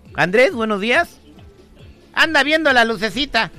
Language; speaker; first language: Spanish; native; Spanish